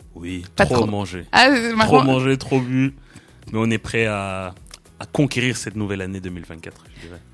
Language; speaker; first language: French; native; French